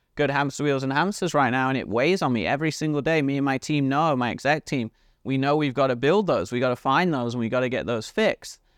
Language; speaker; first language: English; native; English